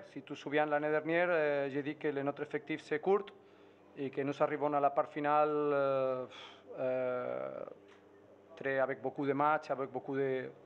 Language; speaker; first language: French; non-native, fluent; Spanish